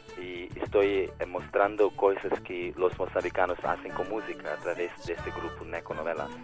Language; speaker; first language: Spanish; non-native, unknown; Portuguese